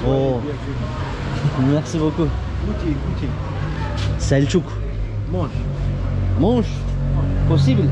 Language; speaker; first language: French; non-native, learner; Turkish